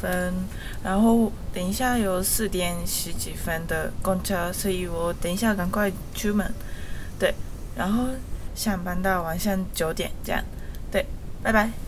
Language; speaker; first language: Chinese; early bilingual, heritage; Chinese